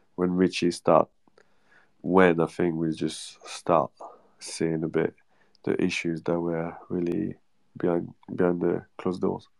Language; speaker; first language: English; non-native, fluent; French